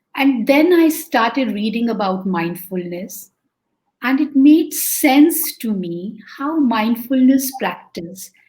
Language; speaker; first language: English; non-native, local second language; Hindi